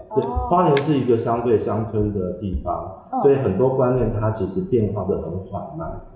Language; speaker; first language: Chinese; native; Chinese